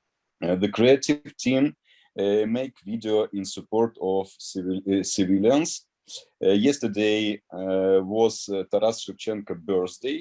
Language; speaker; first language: English; non-native, learner; Ukrainian